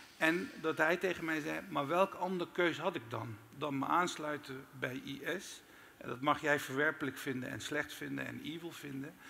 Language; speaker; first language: Dutch; early bilingual, other home language; Turkish